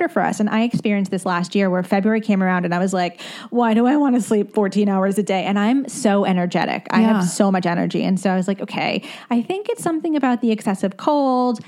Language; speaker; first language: English; native; English